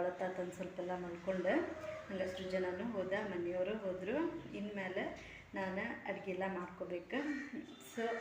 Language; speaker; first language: Kannada; native; Kannada